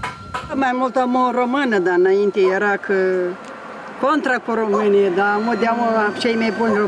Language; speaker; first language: Romanian; non-native, learner; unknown